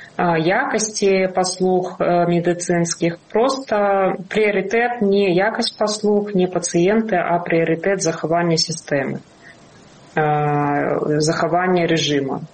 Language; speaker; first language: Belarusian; non-native, local second language; Russian